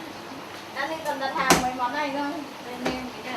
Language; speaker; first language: Vietnamese; native; Vietnamese